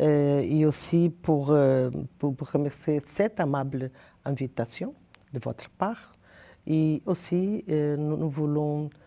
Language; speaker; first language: French; non-native, learner; Portuguese